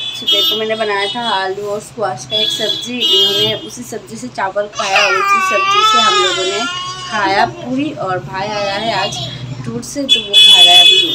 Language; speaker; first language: Hindi; non-native, local second language; Bangla